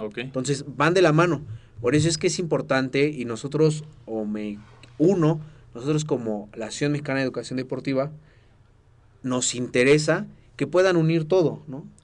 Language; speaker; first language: Spanish; native; Spanish